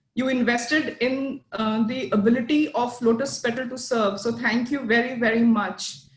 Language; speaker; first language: English; non-native, local second language; Hindi